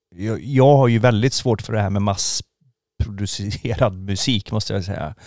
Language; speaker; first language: Swedish; native; Swedish